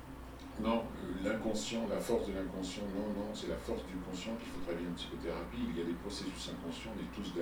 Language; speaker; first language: French; native; French